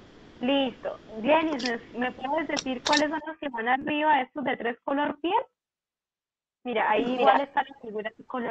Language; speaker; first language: Spanish; native; Spanish